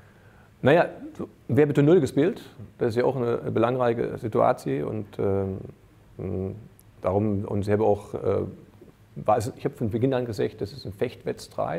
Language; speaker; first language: Dutch; non-native, fluent; German